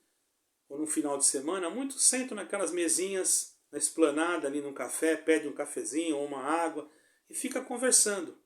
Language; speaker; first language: Portuguese; native; Portuguese